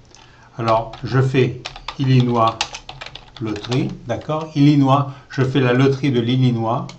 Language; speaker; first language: French; native; French